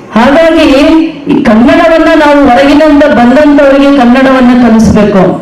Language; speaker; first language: Kannada; native; Kannada